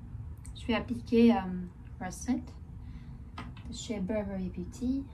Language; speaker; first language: French; non-native, fluent; Korean